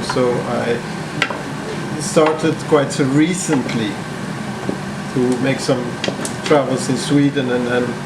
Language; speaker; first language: English; non-native, fluent; Swedish